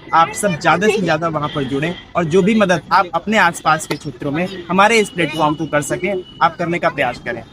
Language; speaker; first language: Hindi; native; Hindi